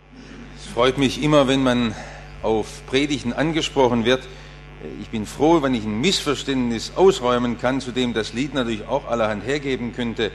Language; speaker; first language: German; native; German